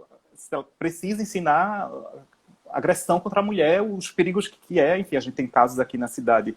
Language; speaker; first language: Portuguese; native; Portuguese